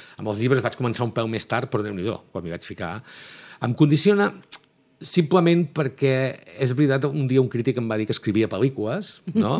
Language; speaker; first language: Catalan; native; Catalan